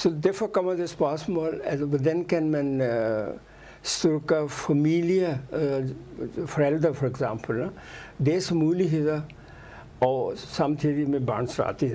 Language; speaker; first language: Danish; non-native, fluent; Urdu